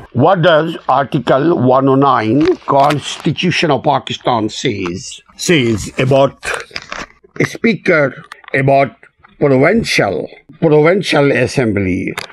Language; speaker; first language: English; non-native, local second language; Urdu